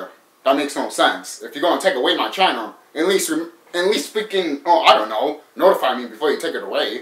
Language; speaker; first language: English; native; English